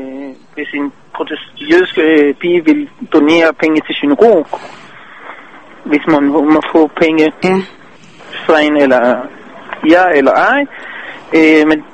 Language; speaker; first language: Danish; non-native, fluent; Hebrew